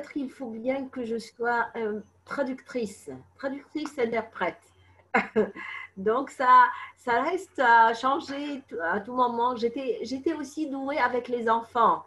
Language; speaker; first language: French; non-native, fluent; Arabic